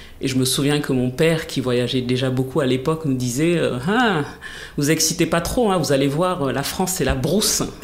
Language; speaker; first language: French; native; French